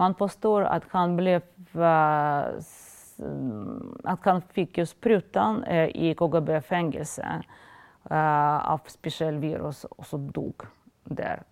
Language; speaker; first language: Swedish; non-native, fluent; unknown